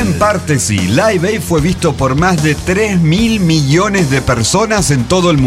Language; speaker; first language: Spanish; native; Spanish